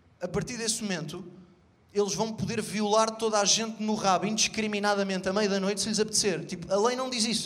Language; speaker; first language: Portuguese; native; Portuguese